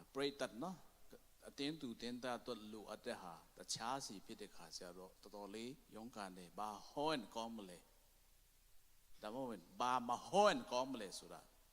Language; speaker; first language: Burmese; non-native, local second language; Tedim Chin